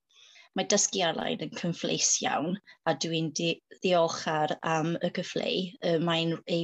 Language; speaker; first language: Welsh; non-native, learner; English